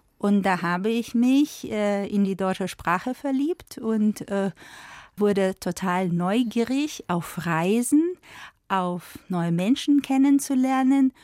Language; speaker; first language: German; non-native, fluent; Russian